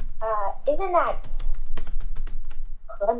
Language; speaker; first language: English; non-native, fluent; French